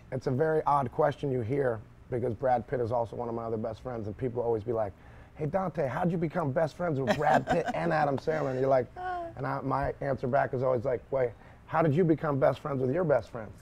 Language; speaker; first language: English; native; English